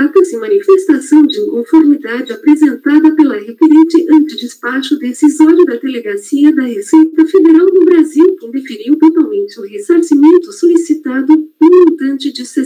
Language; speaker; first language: Portuguese; native; Portuguese